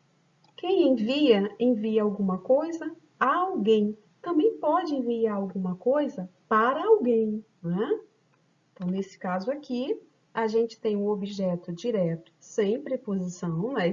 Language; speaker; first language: Portuguese; native; Portuguese